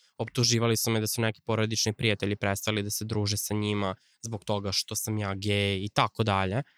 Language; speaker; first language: Serbian; native; Serbian